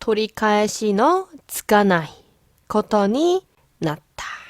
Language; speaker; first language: Japanese; non-native, fluent; Korean